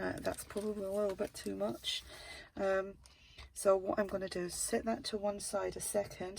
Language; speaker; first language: English; native; English